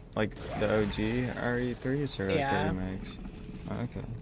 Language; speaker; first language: English; native; English